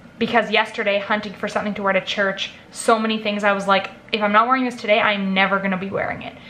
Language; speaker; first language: English; native; English